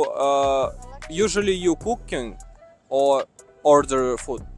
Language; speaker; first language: English; non-native, learner; Russian